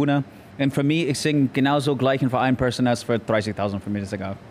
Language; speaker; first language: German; non-native, learner; English